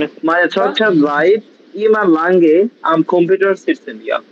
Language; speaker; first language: German; non-native, learner; Bangla